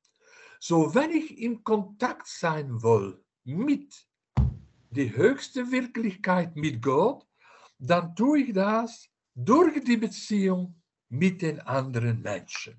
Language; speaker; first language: German; non-native, fluent; Dutch